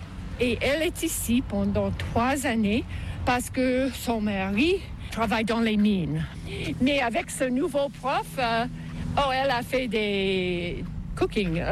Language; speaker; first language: French; non-native, local second language; English